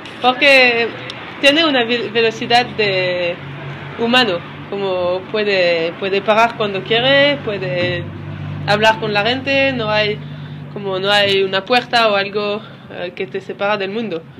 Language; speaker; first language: Spanish; non-native, learner; French